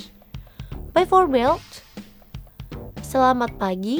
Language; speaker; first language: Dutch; non-native, learner; Indonesian